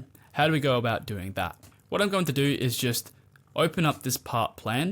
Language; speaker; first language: English; native; English